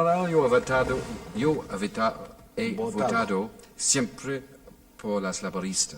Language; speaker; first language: Spanish; non-native, fluent; English